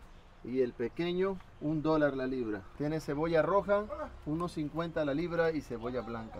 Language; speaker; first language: Spanish; native; Spanish